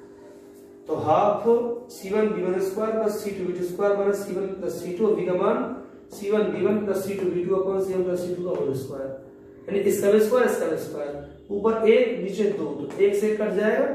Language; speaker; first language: Hindi; native; Hindi